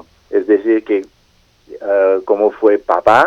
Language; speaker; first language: Spanish; non-native, fluent; French